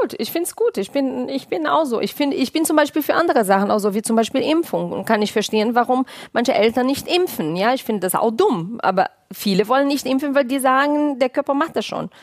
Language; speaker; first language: German; non-native, fluent; Portuguese